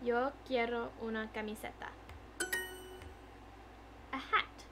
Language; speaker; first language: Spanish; non-native, learner; English